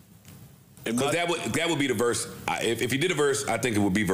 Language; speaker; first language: English; native; English